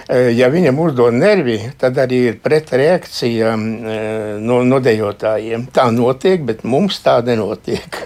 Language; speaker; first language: Latvian; native; Latvian